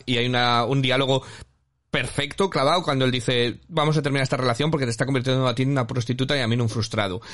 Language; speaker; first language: Spanish; native; Spanish